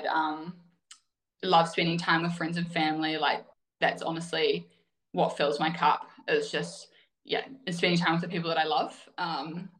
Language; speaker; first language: English; native; English